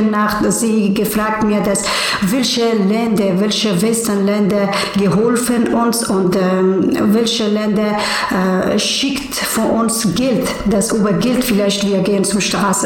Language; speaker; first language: German; non-native, learner; Persian